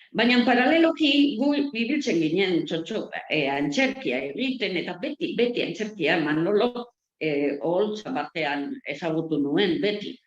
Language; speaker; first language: Basque; non-native, local second language; Spanish